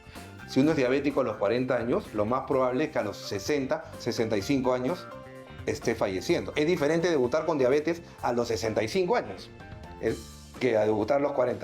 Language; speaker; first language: Spanish; native; Spanish